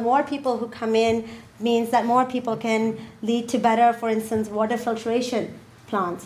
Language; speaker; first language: English; non-native, local second language; Urdu